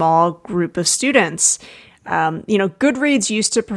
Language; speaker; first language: English; native; English